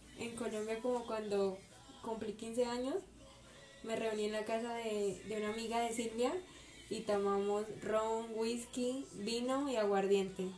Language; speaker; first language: Spanish; native; Spanish